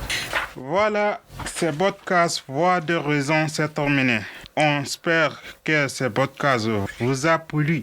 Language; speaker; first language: French; non-native, learner; Arabic